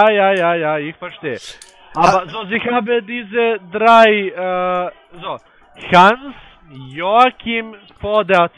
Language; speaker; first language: German; non-native, learner; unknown